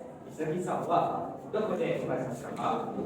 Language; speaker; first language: Japanese; non-native, learner; Indonesian